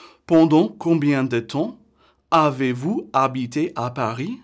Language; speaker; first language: French; non-native, fluent; English